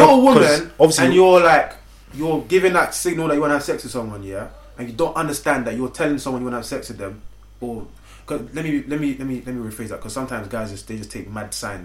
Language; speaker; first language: English; native; English